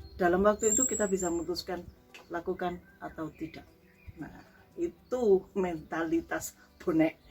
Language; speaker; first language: Indonesian; native; Indonesian